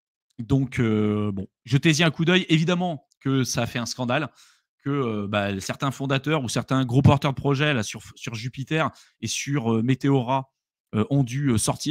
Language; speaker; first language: French; native; French